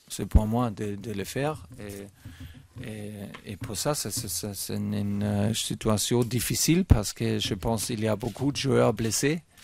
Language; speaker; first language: French; non-native, fluent; German